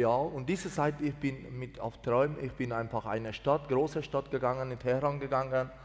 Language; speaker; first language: German; non-native, learner; Persian